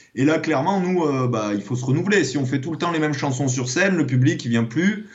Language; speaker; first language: French; native; French